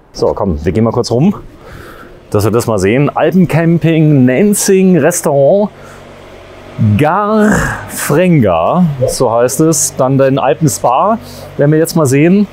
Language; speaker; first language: German; native; German